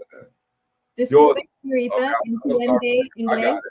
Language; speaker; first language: Spanish; non-native, learner; English